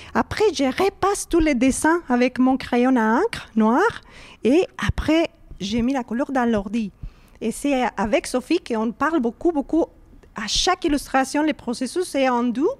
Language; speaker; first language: French; non-native, learner; Spanish